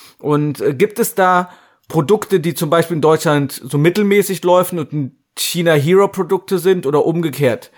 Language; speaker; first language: German; native; German